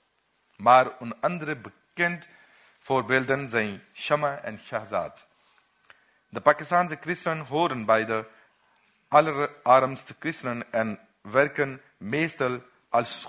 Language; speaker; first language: Dutch; non-native, learner; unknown